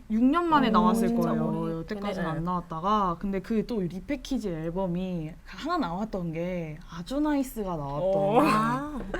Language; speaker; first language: Korean; native; Korean